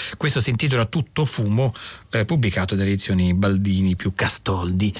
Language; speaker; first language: Italian; native; Italian